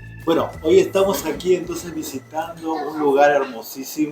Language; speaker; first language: Spanish; native; Spanish